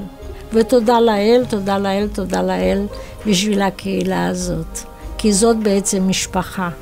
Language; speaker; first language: Hebrew; non-native, fluent; Romanian